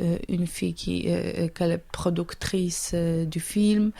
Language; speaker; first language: French; non-native, learner; Polish